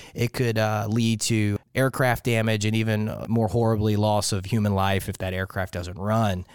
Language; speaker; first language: English; native; English